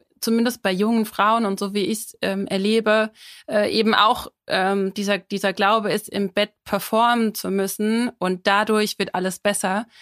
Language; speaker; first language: German; native; German